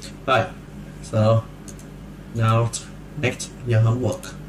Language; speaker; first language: English; non-native, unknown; Vietnamese